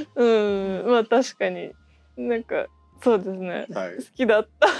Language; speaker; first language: Japanese; non-native, fluent; Russian